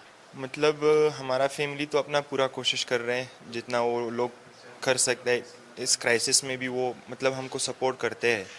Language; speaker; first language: Hindi; non-native, fluent; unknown